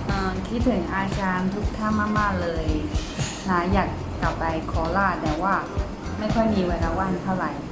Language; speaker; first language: Thai; non-native, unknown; Chinese